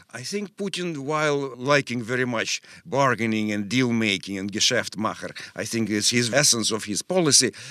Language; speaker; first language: English; non-native, fluent; Russian